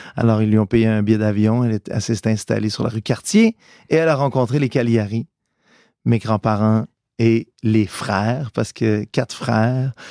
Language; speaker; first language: French; early bilingual, other home language; Italian